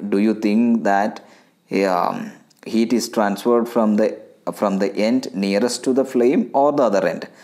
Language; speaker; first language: English; non-native, local second language; Malayalam